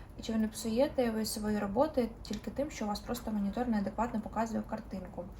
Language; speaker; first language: Ukrainian; non-native, local second language; Russian